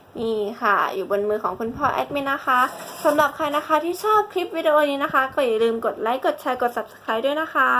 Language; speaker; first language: Thai; native; Thai